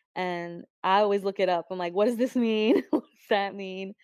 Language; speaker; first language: English; native; English